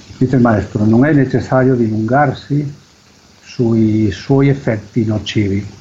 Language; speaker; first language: Italian; non-native, fluent; Spanish